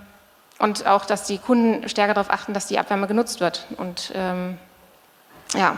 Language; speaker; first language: German; native; German